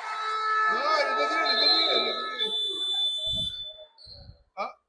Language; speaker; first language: French; native; French